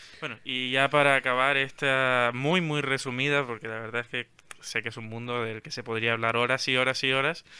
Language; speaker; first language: Spanish; native; Spanish